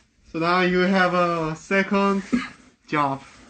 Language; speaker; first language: English; non-native, learner; Korean